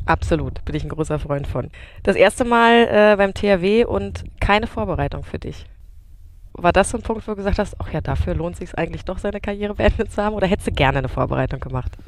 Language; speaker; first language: German; native; German